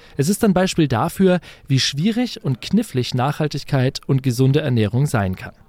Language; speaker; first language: German; native; German